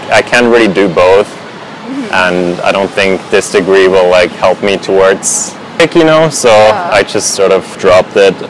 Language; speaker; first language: English; non-native, fluent; Swiss German